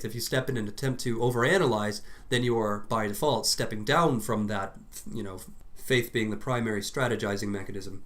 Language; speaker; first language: English; native; English